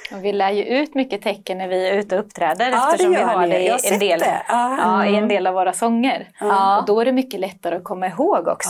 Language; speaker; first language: Swedish; native; Swedish